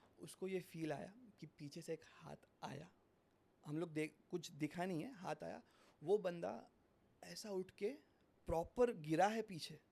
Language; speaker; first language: Hindi; non-native, local second language; Marathi